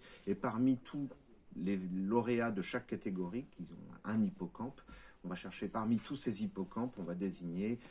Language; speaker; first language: French; native; French